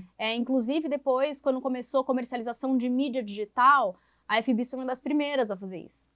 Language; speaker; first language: Portuguese; native; Portuguese